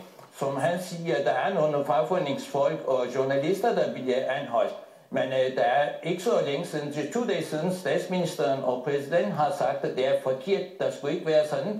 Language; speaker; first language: Danish; non-native, fluent; Turkish